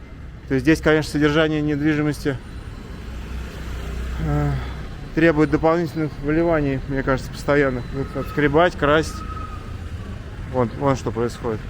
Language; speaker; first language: Russian; native; Russian